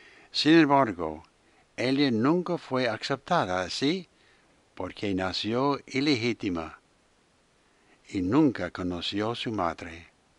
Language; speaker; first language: Spanish; non-native, fluent; English